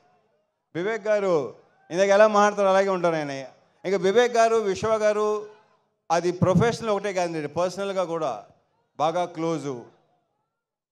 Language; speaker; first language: Telugu; native; Telugu